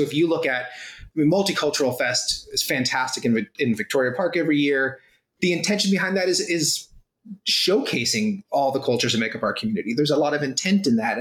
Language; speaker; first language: English; native; English